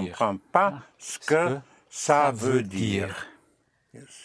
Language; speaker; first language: French; non-native, fluent; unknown